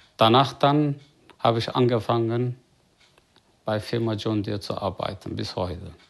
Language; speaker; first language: German; non-native, fluent; Turkish